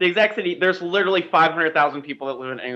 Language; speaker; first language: English; native; English